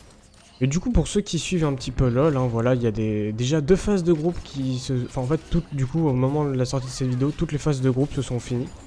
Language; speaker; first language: French; native; French